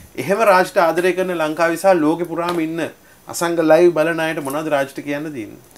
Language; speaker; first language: Sinhala; native; Sinhala